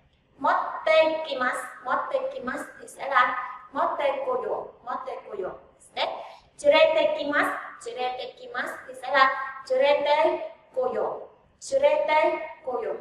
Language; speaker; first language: Japanese; non-native, fluent; Vietnamese